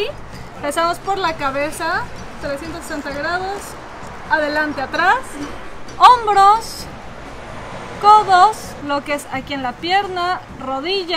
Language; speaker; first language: Spanish; native; Spanish